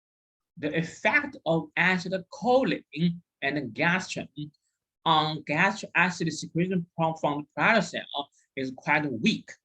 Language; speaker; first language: English; non-native, fluent; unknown